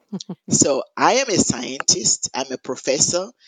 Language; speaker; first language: English; non-native, local second language; Yoruba